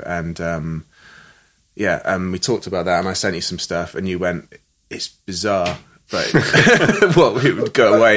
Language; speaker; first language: English; native; English